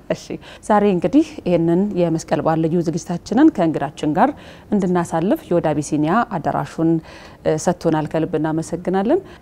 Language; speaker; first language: Amharic; native; Amharic